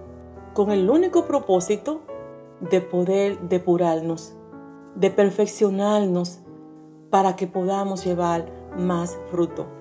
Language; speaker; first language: Spanish; native; Spanish